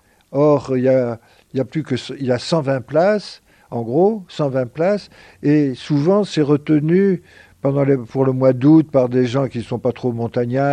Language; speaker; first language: French; native; French